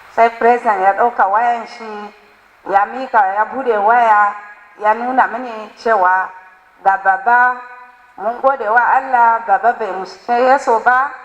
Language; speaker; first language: Hausa; non-native, local second language; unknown